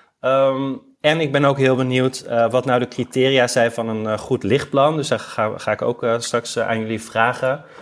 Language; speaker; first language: Dutch; native; Dutch